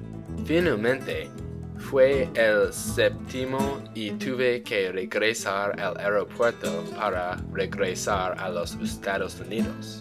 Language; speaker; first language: Spanish; non-native, learner; English